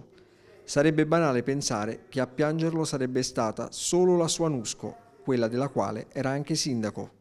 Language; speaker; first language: Italian; native; Italian